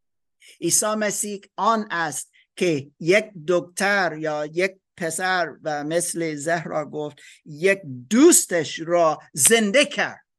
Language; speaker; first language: Persian; non-native, fluent; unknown